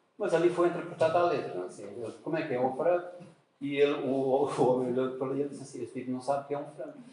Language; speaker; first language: Portuguese; native; Portuguese